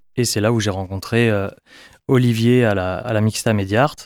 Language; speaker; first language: French; native; French